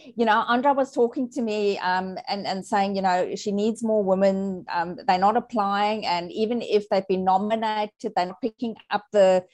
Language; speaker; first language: English; native; English